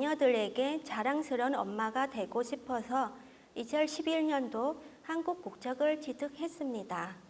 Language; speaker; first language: Korean; non-native, fluent; Vietnamese